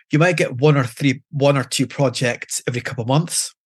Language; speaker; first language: English; native; English